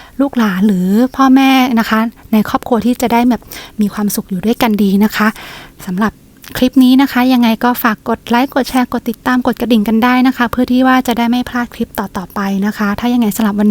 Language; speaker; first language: Thai; native; Thai